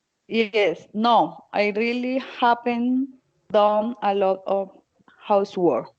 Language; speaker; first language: English; non-native, learner; Spanish